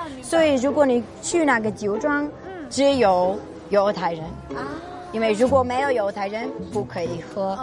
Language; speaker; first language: Chinese; non-native, learner; Hebrew